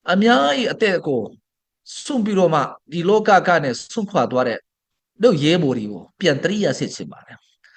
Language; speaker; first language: Burmese; non-native, local second language; Hakha Chin